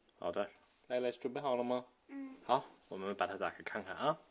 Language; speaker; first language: Chinese; native; Chinese